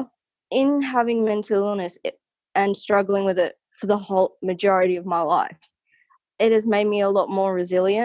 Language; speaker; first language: English; native; English